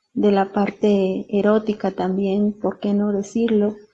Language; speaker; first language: Spanish; native; Spanish